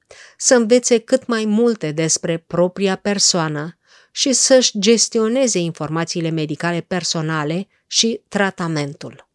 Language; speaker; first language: Romanian; native; Romanian